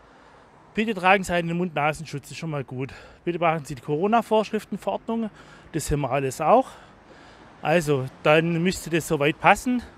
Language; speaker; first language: German; native; German